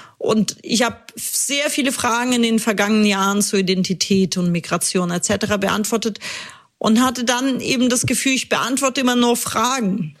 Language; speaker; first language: German; early bilingual, other home language; Russian